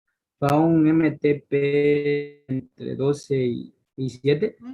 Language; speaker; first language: Spanish; native; Spanish